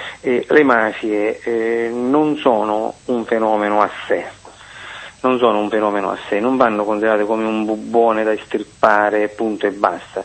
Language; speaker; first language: Italian; native; Italian